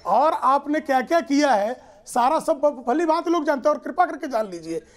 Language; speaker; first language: Hindi; native; Hindi